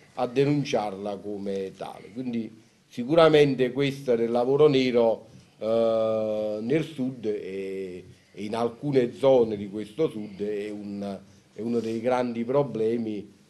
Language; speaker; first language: Italian; native; Italian